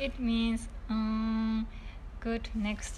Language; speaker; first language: English; non-native, learner; Japanese